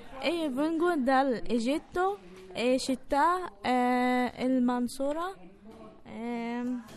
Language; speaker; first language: Italian; non-native, learner; Arabic